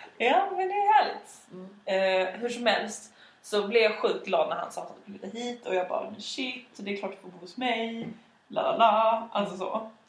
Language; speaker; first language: Swedish; native; Swedish